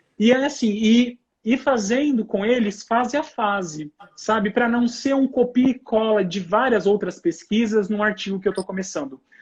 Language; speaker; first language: Portuguese; native; Portuguese